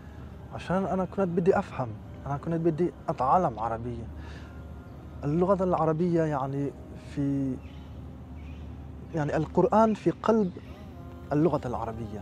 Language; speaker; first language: Arabic; non-native, fluent; French